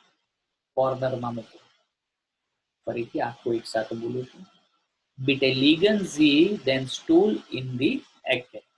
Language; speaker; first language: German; non-native, learner; Gujarati